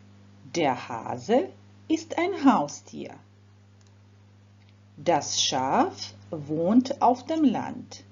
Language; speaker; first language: German; non-native, fluent; Croatian